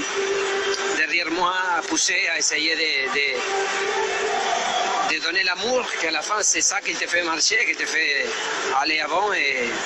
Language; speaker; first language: French; non-native, fluent; Spanish